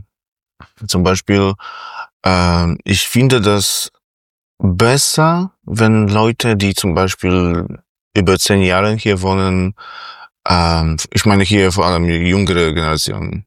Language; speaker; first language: German; non-native, fluent; Polish